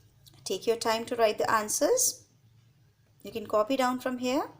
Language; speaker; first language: English; non-native, local second language; Hindi